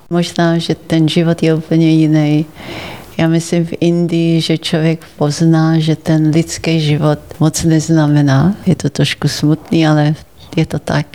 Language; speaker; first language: Czech; early bilingual, heritage; Czech